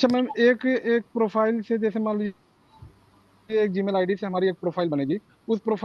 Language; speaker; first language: Hindi; native; Hindi